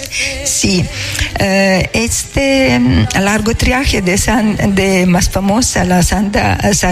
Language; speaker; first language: Spanish; non-native, learner; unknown